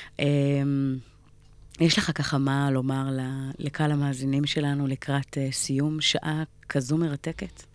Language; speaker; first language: Hebrew; native; Hebrew